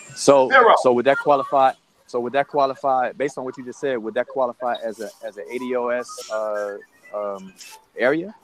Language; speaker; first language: English; native; English